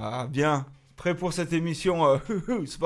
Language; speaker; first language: French; native; French